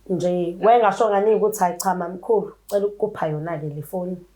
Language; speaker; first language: Zulu; native; Zulu